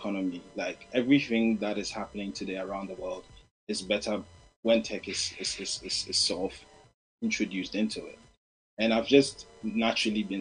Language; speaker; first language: English; non-native, local second language; Akan